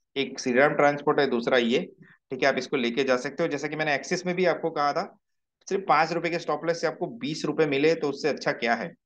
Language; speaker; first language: Hindi; native; Hindi